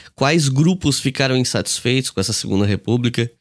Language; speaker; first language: Portuguese; native; Portuguese